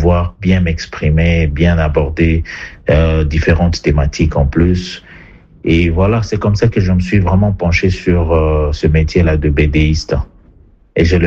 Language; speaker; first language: French; non-native, local second language; Swahili